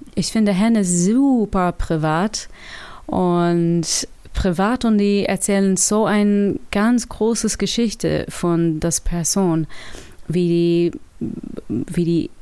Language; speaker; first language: German; non-native, learner; English